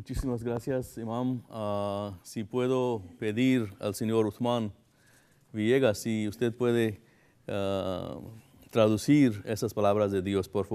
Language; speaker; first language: Spanish; non-native, fluent; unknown